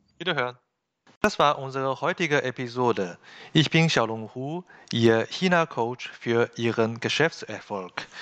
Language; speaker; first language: German; non-native, fluent; Chinese